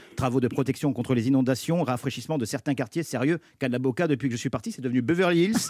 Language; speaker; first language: French; native; French